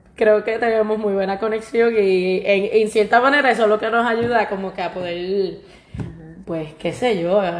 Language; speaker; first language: Spanish; native; Spanish